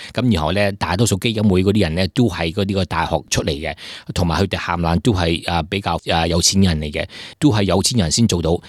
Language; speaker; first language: Cantonese; early bilingual, heritage; Cantonese